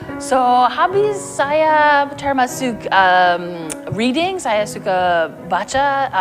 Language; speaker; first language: Indonesian; non-native, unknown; English